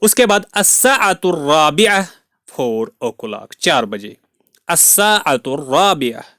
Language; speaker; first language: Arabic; non-native, fluent; Urdu